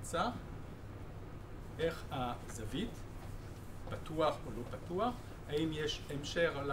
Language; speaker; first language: Hebrew; non-native, fluent; French